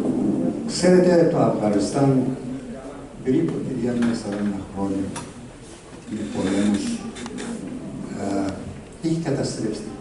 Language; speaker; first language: Greek; non-native, fluent; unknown